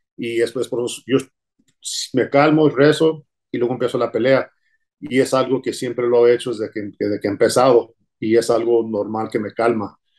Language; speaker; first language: Spanish; early bilingual, heritage; Spanish